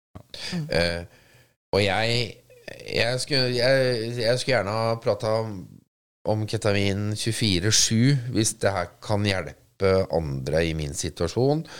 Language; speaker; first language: Norwegian; native; Norwegian